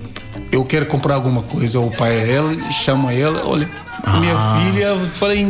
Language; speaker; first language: Portuguese; non-native, learner; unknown